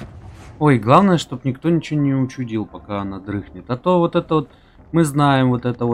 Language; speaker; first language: Russian; native; Russian